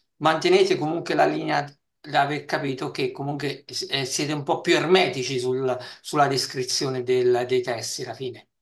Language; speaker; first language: Italian; native; Italian